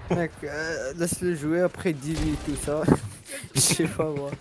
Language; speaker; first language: French; non-native, local second language; Arabic